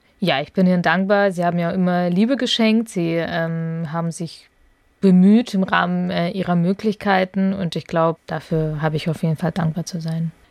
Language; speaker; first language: German; early bilingual, other home language; Russian